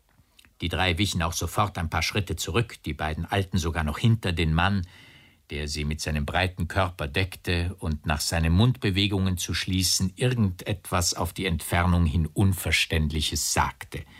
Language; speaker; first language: German; native; German